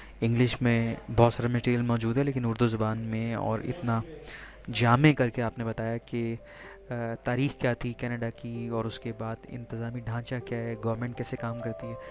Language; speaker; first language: Urdu; native; Urdu